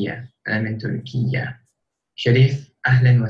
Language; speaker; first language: Arabic; non-native, learner; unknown